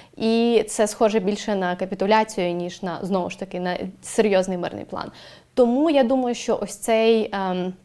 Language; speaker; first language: Ukrainian; native; Ukrainian